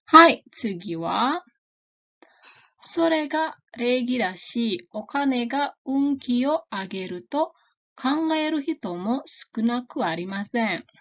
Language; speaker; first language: Japanese; non-native, fluent; Indonesian